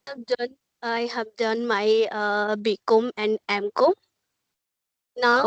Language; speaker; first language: English; non-native, learner; Hindi